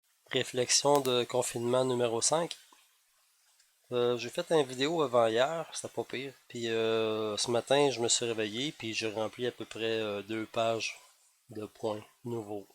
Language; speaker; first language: French; native; French